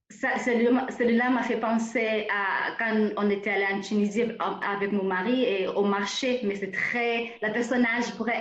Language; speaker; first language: French; non-native, fluent; English